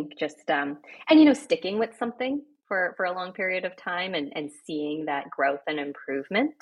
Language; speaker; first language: English; native; English